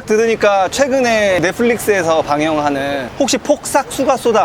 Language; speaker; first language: Korean; native; Korean